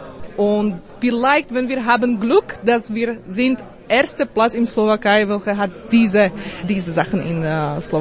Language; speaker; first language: German; non-native, learner; Slovak